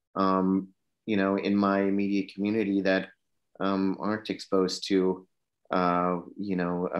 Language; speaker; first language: English; native; English